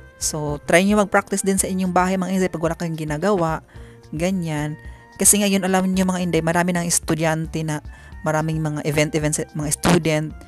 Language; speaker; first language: Filipino; non-native, local second language; Cebuano